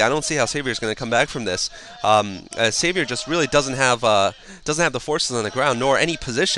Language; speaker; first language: English; native; English